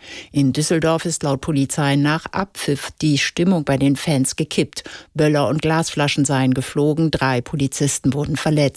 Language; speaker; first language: German; native; German